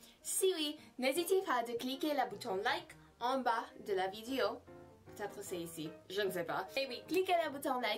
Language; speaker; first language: French; non-native, learner; English